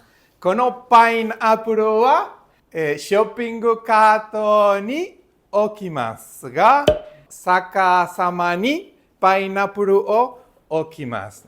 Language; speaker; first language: Japanese; non-native, learner; Spanish